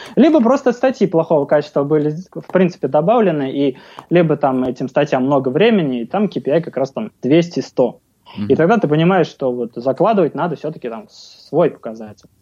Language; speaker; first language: Russian; native; Russian